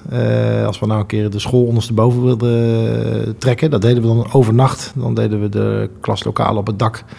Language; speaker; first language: Dutch; native; Dutch